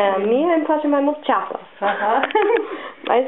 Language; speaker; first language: Romanian; non-native, learner; English